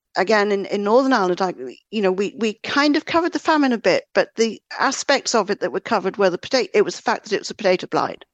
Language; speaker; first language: English; native; English